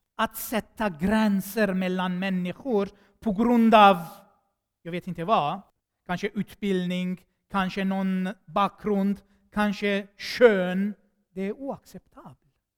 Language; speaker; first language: Swedish; non-native, fluent; Armenian